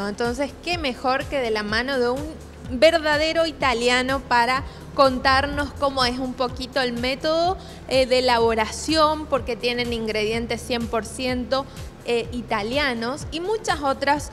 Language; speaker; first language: Spanish; native; Spanish